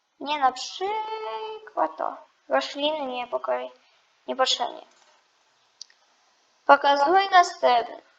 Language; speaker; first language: Polish; non-native, learner; Ukrainian